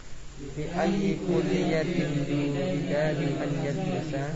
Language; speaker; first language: Arabic; non-native, learner; Indonesian